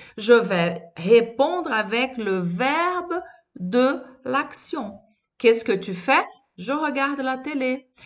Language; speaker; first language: French; non-native, fluent; Portuguese